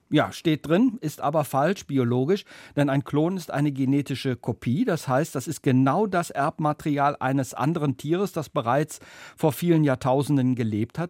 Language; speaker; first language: German; native; German